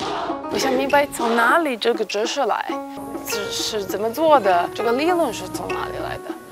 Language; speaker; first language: Chinese; non-native, fluent; Serbian